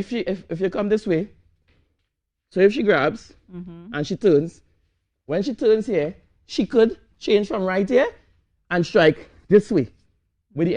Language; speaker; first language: English; native; English